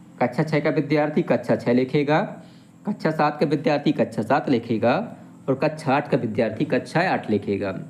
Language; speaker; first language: Hindi; native; Hindi